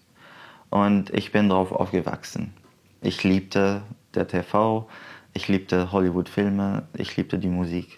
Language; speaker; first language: German; non-native, fluent; Arabic